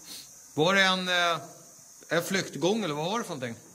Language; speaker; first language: Swedish; native; Swedish